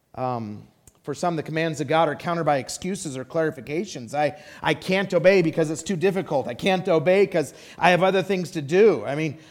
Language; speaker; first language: English; native; English